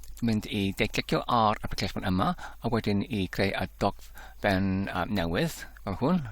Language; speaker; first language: Welsh; non-native, learner; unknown